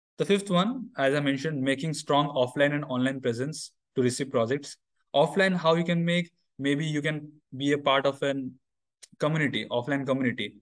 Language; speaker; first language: English; non-native, local second language; Odia